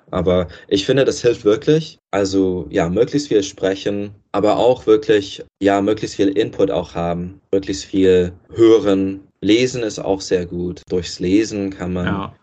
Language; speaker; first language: German; non-native, fluent; English